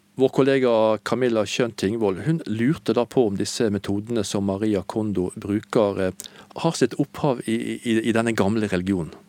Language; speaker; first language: Norwegian; native; Norwegian